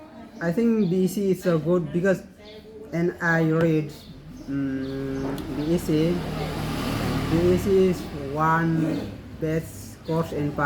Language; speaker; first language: English; non-native, learner; Indonesian